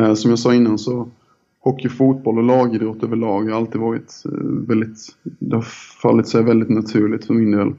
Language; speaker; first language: Swedish; native; Swedish